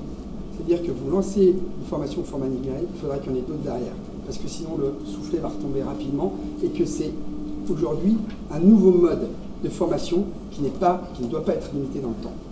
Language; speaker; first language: French; native; French